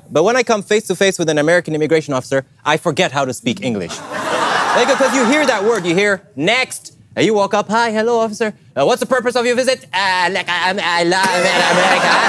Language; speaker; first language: English; non-native, fluent; Amharic